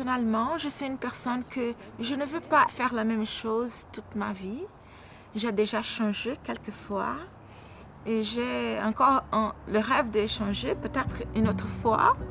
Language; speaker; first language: French; non-native, fluent; Portuguese